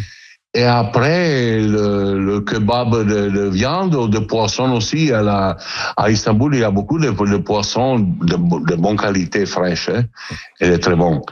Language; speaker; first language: French; non-native, learner; Italian